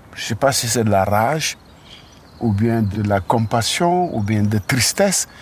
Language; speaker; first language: French; non-native, local second language; Wolof